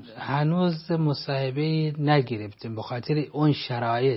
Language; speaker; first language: Persian; non-native, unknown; Hausa